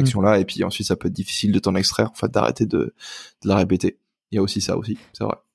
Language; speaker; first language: French; native; French